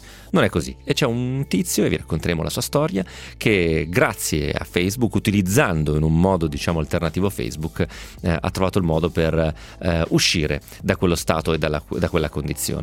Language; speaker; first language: Italian; native; Italian